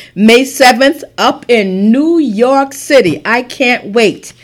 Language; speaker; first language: English; native; English